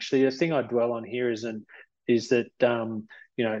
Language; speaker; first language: English; native; English